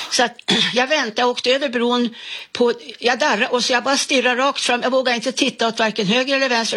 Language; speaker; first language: Swedish; native; Swedish